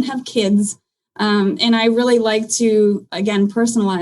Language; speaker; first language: English; native; English